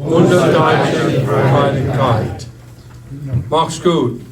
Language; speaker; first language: German; early bilingual, heritage; English